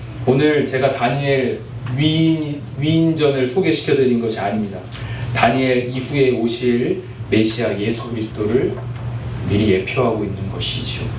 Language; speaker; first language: Korean; native; Korean